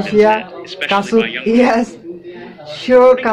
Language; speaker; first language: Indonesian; non-native, learner; Bangla